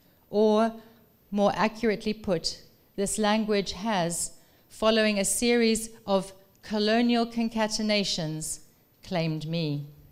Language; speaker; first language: English; non-native, local second language; Dutch